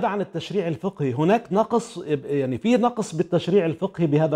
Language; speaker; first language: Arabic; native; Arabic